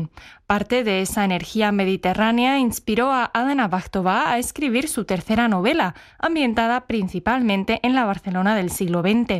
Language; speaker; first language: Spanish; non-native, fluent; Czech